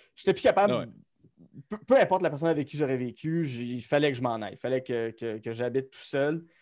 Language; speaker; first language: French; native; French